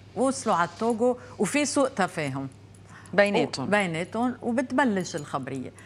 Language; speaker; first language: Arabic; native; Arabic